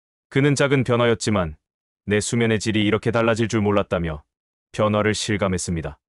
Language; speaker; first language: Korean; native; Korean